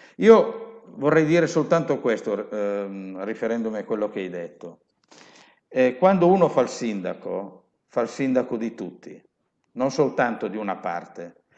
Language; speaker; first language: Italian; native; Italian